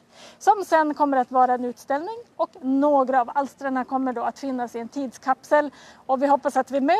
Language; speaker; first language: Swedish; native; Swedish